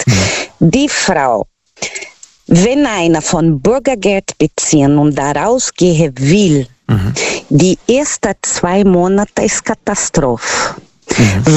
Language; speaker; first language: German; non-native, local second language; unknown